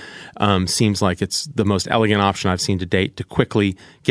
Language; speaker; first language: English; native; English